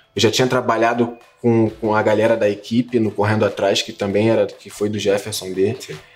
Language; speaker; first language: Portuguese; native; Portuguese